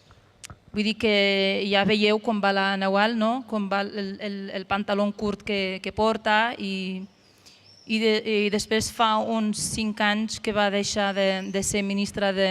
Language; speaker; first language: Catalan; non-native, fluent; Arabic